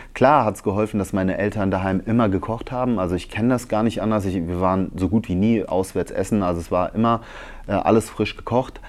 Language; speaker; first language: German; early bilingual, other home language; Italian